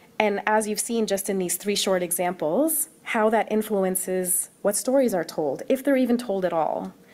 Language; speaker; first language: English; early bilingual, other home language; Arabic